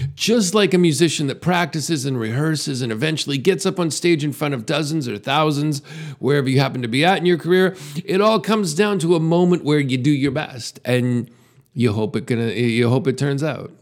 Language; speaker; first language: English; native; English